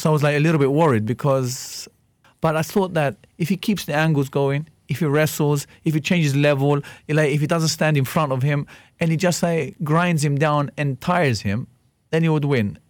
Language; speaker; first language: English; non-native, fluent; Greek